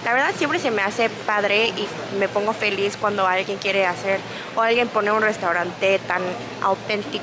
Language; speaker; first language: Spanish; early bilingual, other home language; Korean